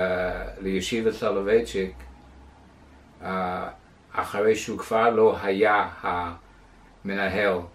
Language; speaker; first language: Hebrew; non-native, fluent; English